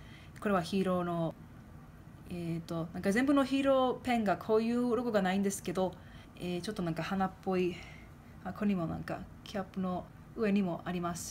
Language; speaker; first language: Japanese; non-native, fluent; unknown